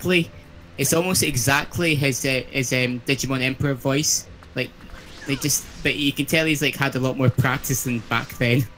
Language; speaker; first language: English; native; English